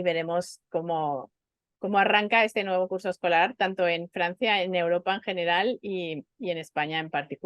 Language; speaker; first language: Spanish; native; Spanish